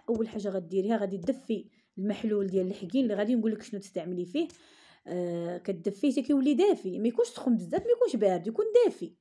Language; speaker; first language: Arabic; native; Arabic